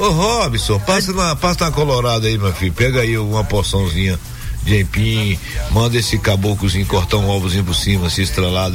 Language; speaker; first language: Portuguese; native; Portuguese